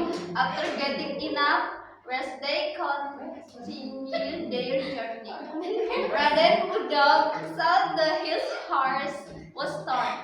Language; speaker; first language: English; non-native, learner; Indonesian